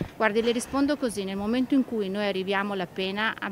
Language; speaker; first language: Italian; native; Italian